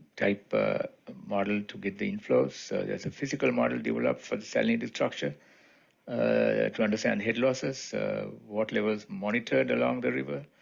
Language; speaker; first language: English; non-native, local second language; Sinhala